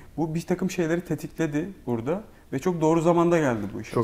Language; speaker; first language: Turkish; native; Turkish